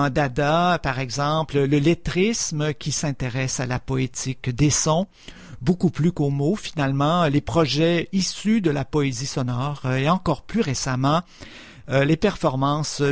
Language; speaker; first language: French; native; French